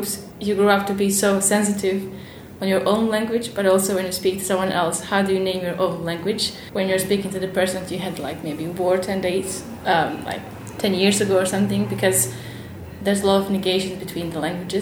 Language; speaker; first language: English; non-native, fluent; Bosnian